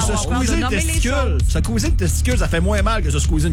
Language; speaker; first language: French; native; French